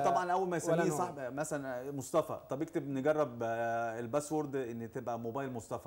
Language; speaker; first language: Arabic; native; Arabic